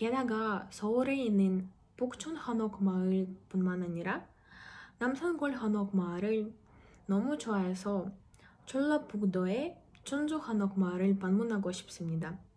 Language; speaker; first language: Korean; non-native, learner; Russian